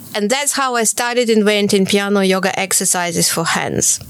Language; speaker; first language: English; non-native, fluent; Ukrainian